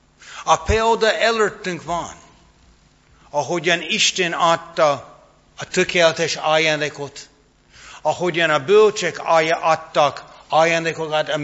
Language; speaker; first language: Hungarian; non-native, fluent; English